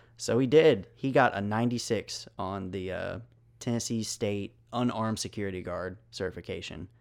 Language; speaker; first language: English; native; English